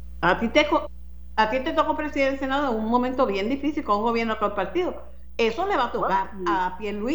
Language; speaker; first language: Spanish; native; Spanish